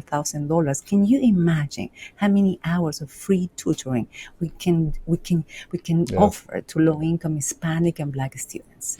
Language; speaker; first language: English; non-native, fluent; Spanish